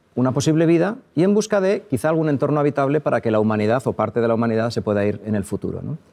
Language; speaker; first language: Spanish; native; Spanish